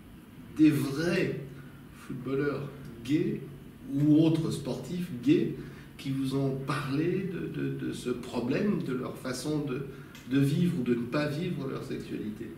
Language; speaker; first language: French; native; French